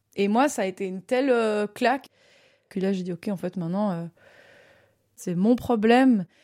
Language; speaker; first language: French; native; French